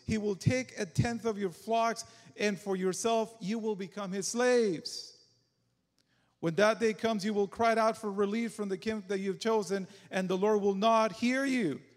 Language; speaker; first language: English; non-native, fluent; Spanish